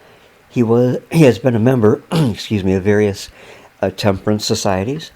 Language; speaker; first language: English; native; English